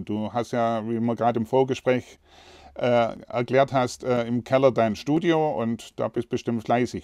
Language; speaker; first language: German; native; German